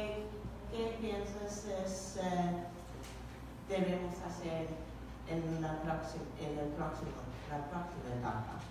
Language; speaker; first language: Spanish; non-native, learner; English